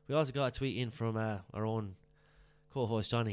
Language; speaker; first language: English; native; English